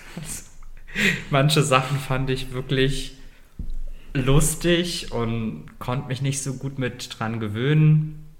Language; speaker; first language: German; native; German